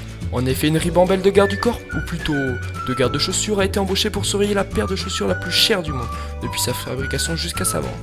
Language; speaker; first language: French; native; French